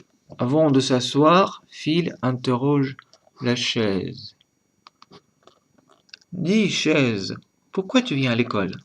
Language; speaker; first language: French; non-native, learner; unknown